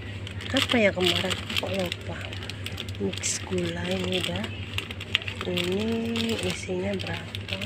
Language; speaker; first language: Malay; non-native, local second language; Javanese